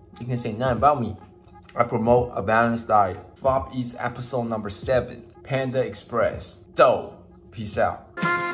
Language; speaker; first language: English; non-native, fluent; Chinese